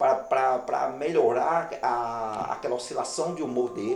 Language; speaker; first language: Portuguese; native; Portuguese